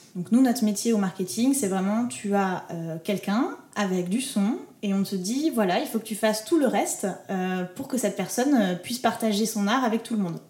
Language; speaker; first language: French; native; French